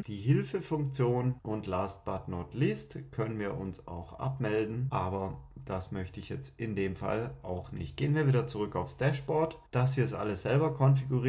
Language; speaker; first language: German; native; German